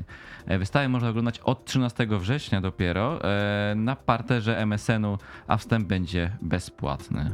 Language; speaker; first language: Polish; native; Polish